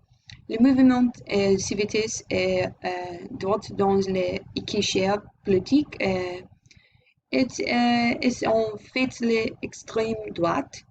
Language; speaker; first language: French; non-native, learner; English